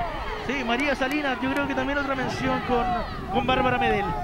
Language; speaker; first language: Spanish; native; Spanish